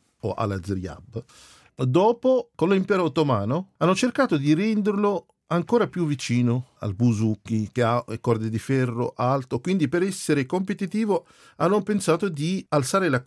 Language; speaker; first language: Italian; non-native, fluent; Arabic